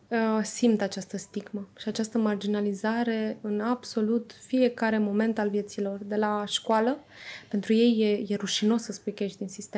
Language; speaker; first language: Romanian; native; Romanian